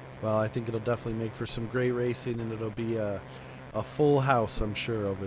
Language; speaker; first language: English; native; English